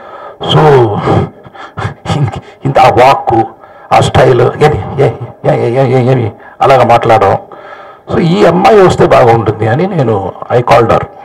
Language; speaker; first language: Telugu; non-native, local second language; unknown